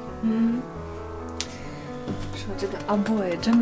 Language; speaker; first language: Chinese; non-native, fluent; Russian